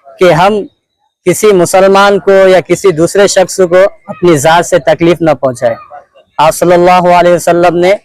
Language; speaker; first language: Urdu; native; Urdu